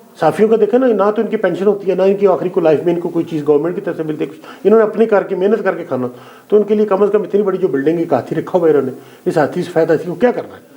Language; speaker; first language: Urdu; non-native, local second language; Punjabi